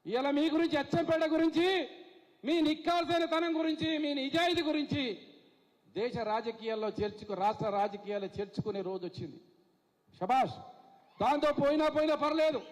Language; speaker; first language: Telugu; native; Telugu